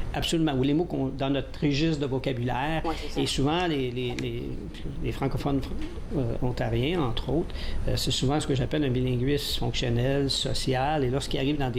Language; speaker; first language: French; native; French